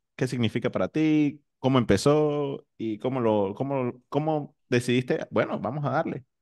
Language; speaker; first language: Spanish; native; Spanish